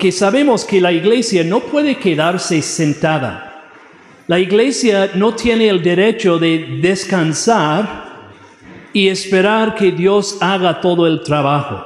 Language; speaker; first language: Spanish; non-native, fluent; English